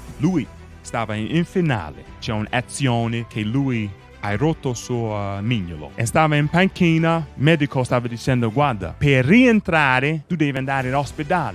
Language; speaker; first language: Italian; non-native, fluent; English